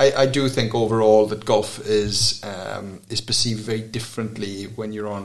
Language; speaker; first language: English; native; English